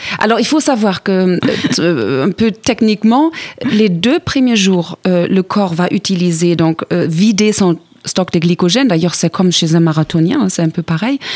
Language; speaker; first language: French; non-native, fluent; German